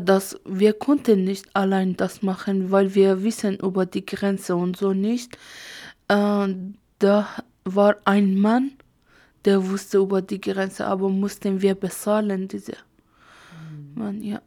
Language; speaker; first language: German; non-native, learner; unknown